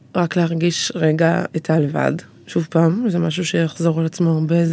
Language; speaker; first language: Hebrew; early bilingual, heritage; Hebrew